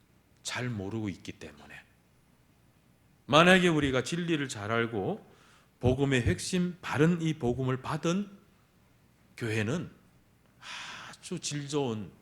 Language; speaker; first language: Korean; early bilingual, heritage; Korean